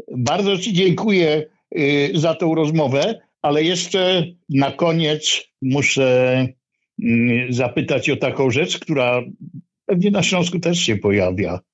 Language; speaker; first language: Polish; native; Polish